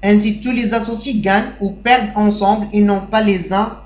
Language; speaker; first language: French; non-native, local second language; Arabic